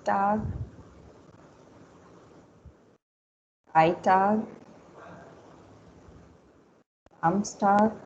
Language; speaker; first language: German; non-native, fluent; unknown